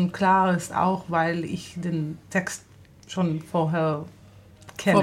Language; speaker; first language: German; non-native, fluent; Hebrew